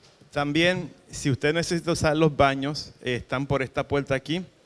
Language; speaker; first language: Spanish; early bilingual, heritage; Spanish